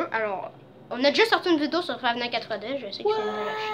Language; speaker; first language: French; native; French